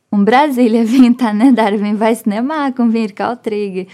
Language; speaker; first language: Latvian; non-native, fluent; Portuguese